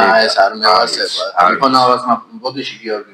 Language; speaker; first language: Georgian; native; Georgian